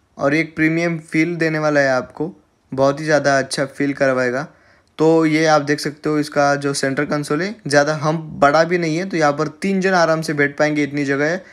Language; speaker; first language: Hindi; native; Hindi